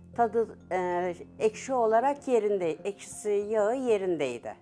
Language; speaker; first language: Turkish; native; Turkish